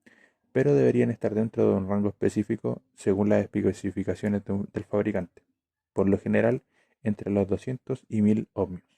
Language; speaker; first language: Spanish; native; Spanish